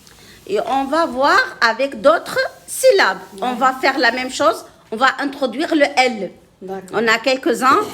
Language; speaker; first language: French; non-native, local second language; Arabic